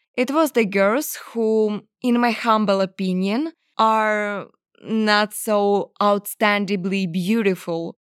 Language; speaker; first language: English; non-native, fluent; Ukrainian